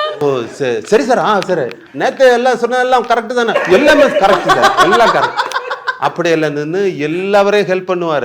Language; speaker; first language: Tamil; non-native, learner; Malayalam